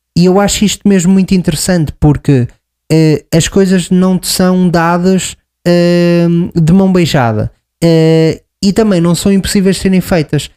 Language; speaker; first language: Portuguese; native; Portuguese